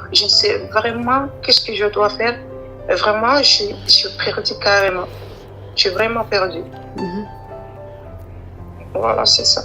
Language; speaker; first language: French; non-native, learner; Arabic